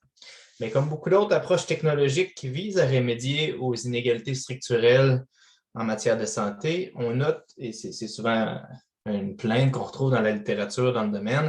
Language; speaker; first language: French; native; French